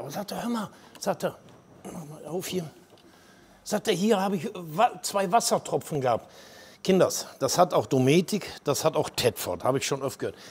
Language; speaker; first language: German; native; German